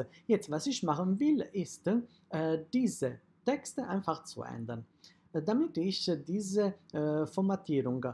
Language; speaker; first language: German; non-native, fluent; Italian